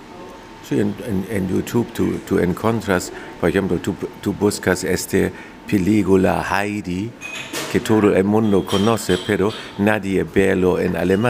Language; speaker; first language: Spanish; non-native, fluent; German